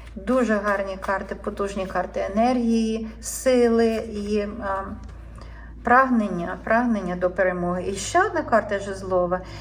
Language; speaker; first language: Ukrainian; native; Ukrainian